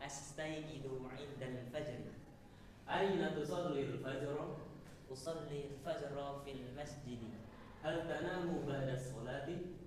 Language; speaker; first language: Arabic; non-native, learner; Indonesian